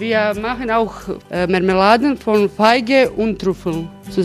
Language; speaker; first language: German; non-native, learner; Croatian